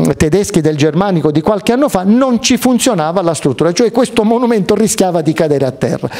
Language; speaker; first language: Italian; native; Italian